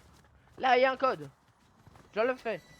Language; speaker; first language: French; native; French